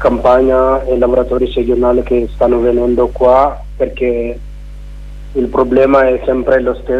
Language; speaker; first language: Italian; non-native, learner; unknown